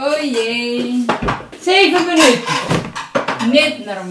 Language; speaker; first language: Dutch; non-native, learner; Cebuano